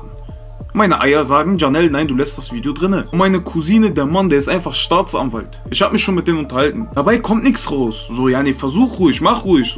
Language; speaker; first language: German; early bilingual, other home language; Turkish